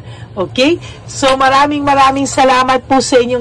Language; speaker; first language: Filipino; native; Filipino